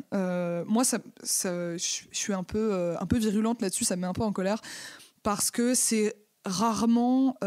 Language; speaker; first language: French; native; French